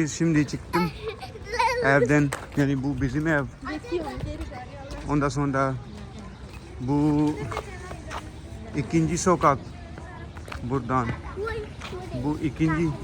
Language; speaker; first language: Turkish; non-native, learner; Urdu